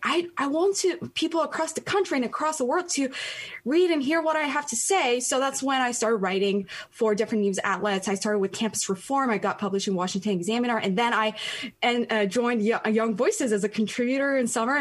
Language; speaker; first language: English; non-native, fluent; Persian